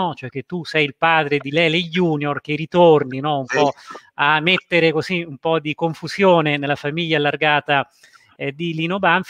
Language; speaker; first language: Italian; native; Italian